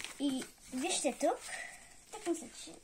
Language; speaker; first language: Bulgarian; early bilingual, heritage; Bulgarian